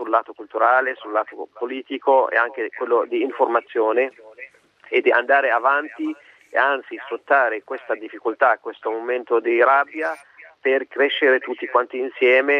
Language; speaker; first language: Italian; non-native, fluent; Arabic